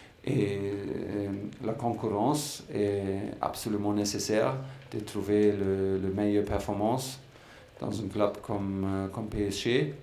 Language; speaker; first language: French; non-native, fluent; German